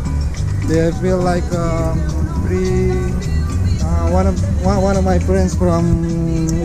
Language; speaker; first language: English; non-native, learner; Indonesian